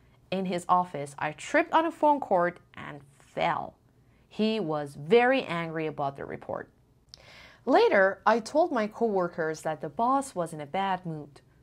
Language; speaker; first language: English; non-native, fluent; Persian